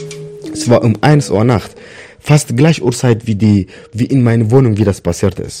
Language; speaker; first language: German; non-native, fluent; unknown